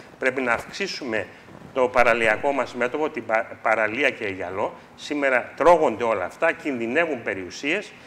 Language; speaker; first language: Greek; native; Greek